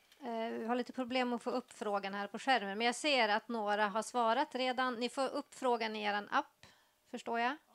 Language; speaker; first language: Swedish; native; Swedish